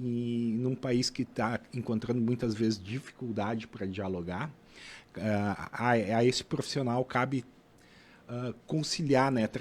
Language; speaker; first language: Portuguese; native; Portuguese